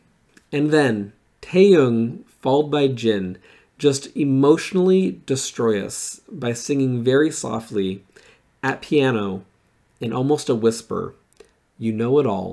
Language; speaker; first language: English; native; English